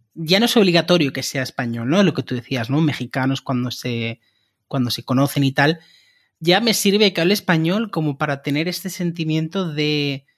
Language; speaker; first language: Spanish; native; Spanish